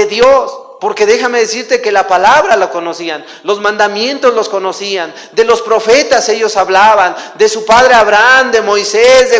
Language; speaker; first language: Spanish; native; Spanish